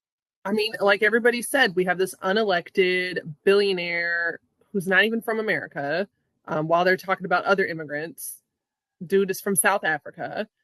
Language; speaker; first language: English; native; English